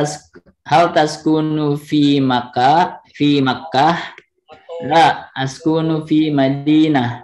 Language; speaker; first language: Arabic; non-native, learner; Indonesian